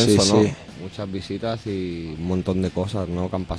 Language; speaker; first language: Spanish; native; Spanish